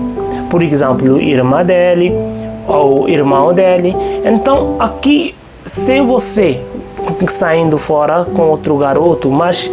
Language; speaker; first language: Portuguese; non-native, local second language; Hindi